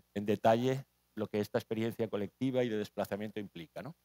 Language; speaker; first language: Spanish; native; Spanish